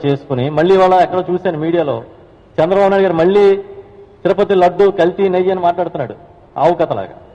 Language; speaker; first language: Telugu; native; Telugu